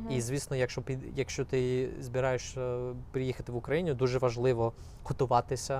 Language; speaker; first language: Ukrainian; non-native, fluent; English